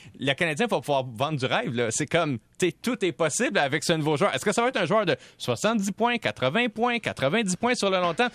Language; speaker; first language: French; native; French